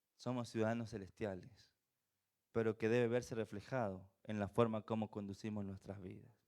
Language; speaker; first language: Spanish; native; Spanish